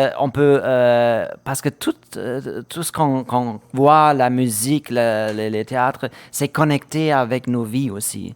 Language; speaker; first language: French; non-native, fluent; German